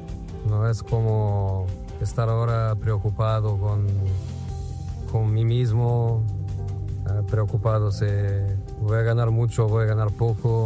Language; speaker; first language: Spanish; non-native, fluent; Portuguese